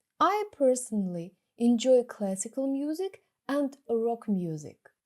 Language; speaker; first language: English; non-native, fluent; Ukrainian